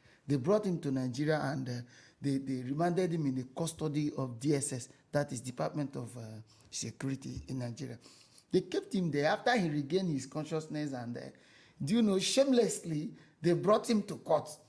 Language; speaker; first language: English; non-native, local second language; Igbo